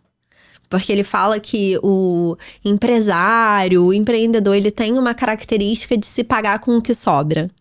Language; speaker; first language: Portuguese; native; Portuguese